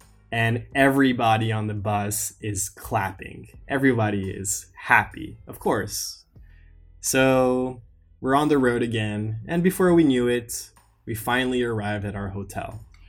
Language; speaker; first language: English; native; English